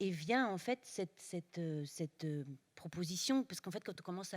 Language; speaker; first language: French; native; French